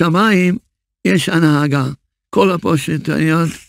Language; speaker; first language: Hebrew; early bilingual, other home language; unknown